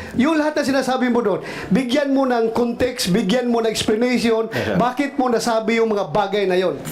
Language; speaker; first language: Filipino; non-native, local second language; Cebuano